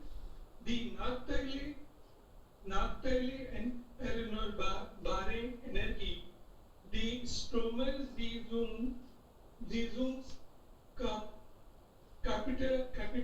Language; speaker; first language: German; non-native, learner; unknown